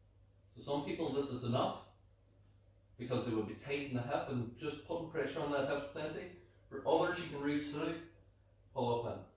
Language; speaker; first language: English; native; English